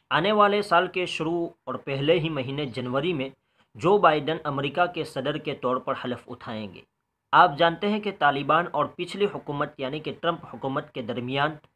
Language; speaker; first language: Urdu; native; Urdu